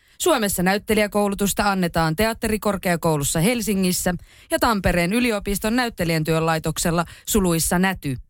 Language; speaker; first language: Finnish; native; Finnish